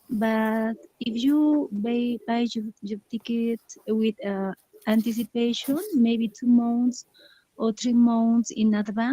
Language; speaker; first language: English; non-native, learner; Spanish